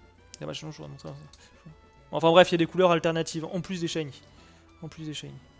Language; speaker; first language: French; native; French